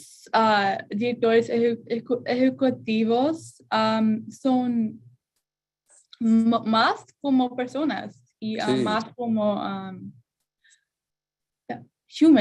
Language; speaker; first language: Spanish; non-native, learner; English